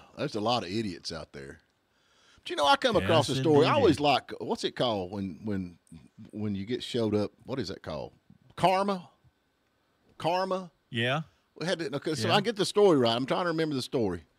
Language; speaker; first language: English; native; English